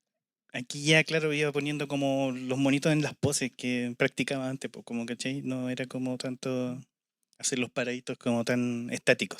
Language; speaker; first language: Spanish; native; Spanish